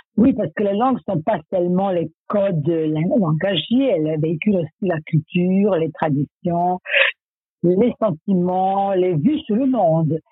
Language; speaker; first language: French; non-native, fluent; Serbian